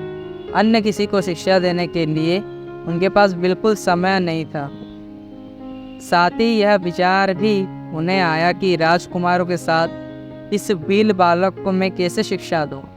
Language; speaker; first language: Hindi; native; Hindi